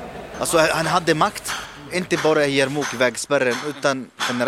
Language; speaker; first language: Swedish; non-native, fluent; Arabic